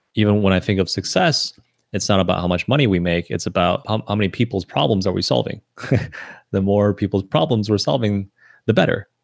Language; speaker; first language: English; early bilingual, other home language; Chinese